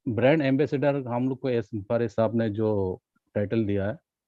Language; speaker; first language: Hindi; non-native, local second language; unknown